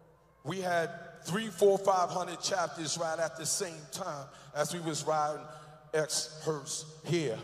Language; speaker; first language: English; native; English